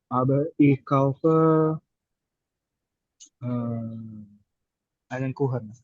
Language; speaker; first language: German; non-native, learner; Indonesian